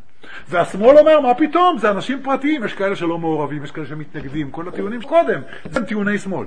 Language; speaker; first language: Hebrew; native; Hebrew